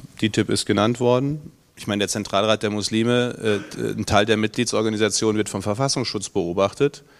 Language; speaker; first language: German; native; German